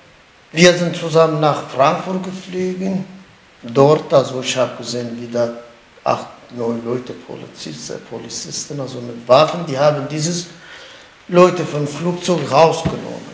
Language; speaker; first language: German; non-native, learner; Kurdish